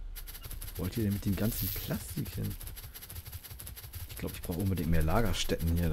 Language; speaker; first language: German; native; German